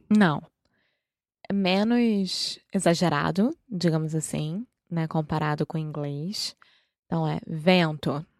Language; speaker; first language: Portuguese; native; Portuguese